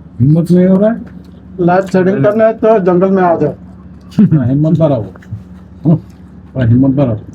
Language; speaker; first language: Hindi; non-native, learner; Bangla